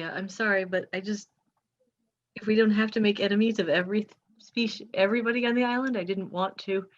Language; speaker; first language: English; native; English